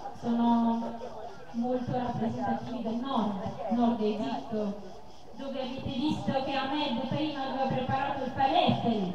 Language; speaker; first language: Italian; early bilingual, other home language; Arabic